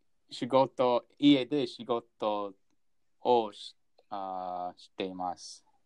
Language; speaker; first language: Japanese; non-native, learner; English